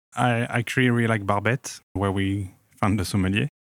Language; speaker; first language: English; non-native, fluent; French